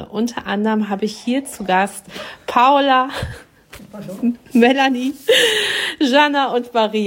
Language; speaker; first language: German; native; German